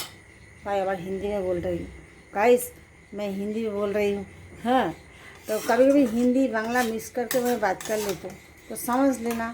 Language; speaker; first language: Hindi; non-native, local second language; Bangla